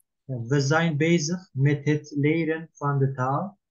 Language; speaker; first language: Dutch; non-native, learner; Turkish